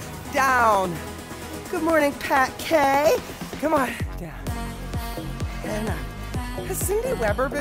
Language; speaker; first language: English; native; English